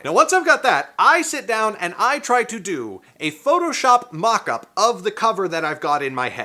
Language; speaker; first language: English; native; English